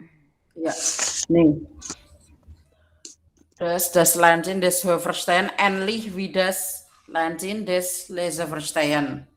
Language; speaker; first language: German; non-native, fluent; Indonesian